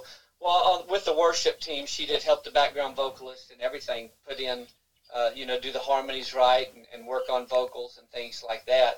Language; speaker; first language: English; native; English